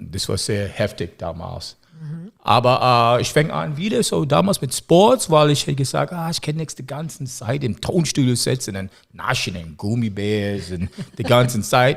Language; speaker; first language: German; non-native, learner; English